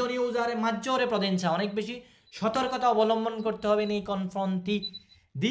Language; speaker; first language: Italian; non-native, fluent; Bangla